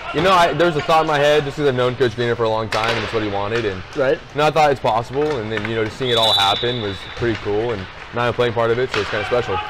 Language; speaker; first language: English; native; English